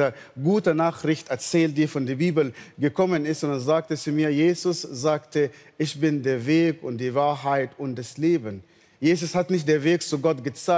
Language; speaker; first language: German; non-native, fluent; Arabic